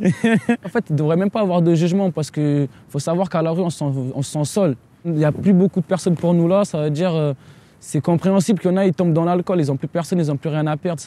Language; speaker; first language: French; early bilingual, other home language; Portuguese